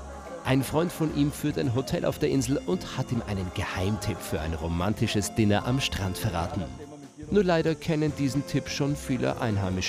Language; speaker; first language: German; native; German